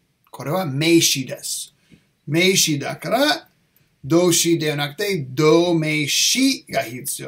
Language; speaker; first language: Japanese; non-native, learner; English